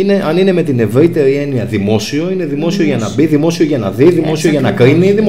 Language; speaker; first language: Greek; native; Greek